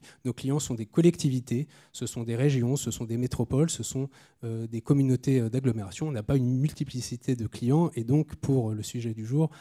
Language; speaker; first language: French; native; French